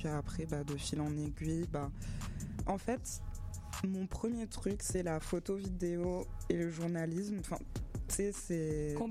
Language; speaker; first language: French; native; French